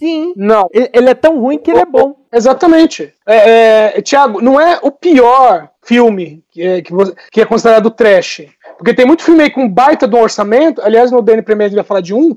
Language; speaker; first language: Portuguese; native; Portuguese